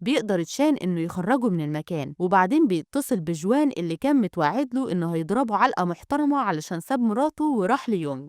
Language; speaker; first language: Arabic; native; Arabic